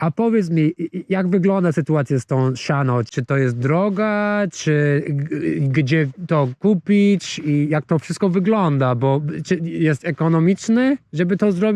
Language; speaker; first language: Polish; non-native, fluent; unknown